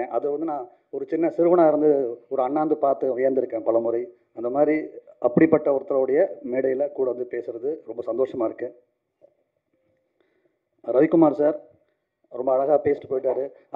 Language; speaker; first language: Tamil; native; Tamil